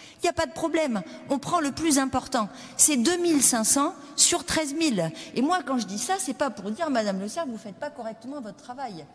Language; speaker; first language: French; native; French